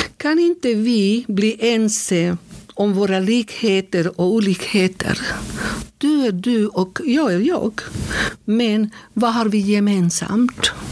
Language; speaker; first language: Swedish; non-native, fluent; Spanish